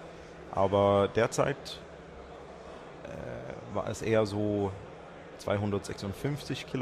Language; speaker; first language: German; non-native, fluent; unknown